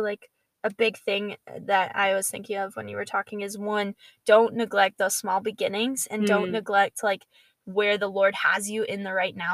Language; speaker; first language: English; native; English